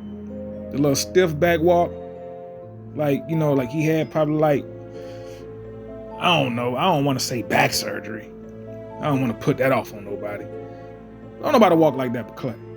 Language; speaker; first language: English; native; English